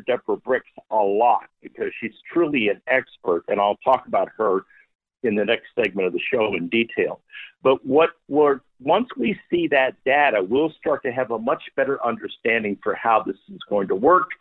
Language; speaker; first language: English; native; English